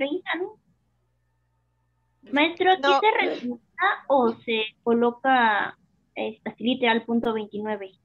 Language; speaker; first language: Spanish; native; Spanish